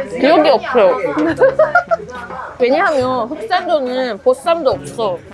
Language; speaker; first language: Korean; non-native, fluent; Japanese